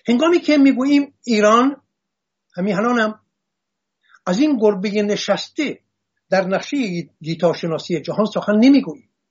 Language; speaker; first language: Persian; non-native, local second language; Assyrian Neo-Aramaic